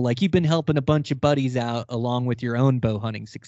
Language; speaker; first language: English; native; English